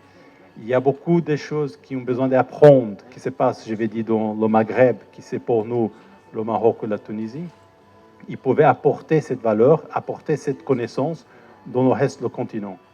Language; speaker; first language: French; non-native, fluent; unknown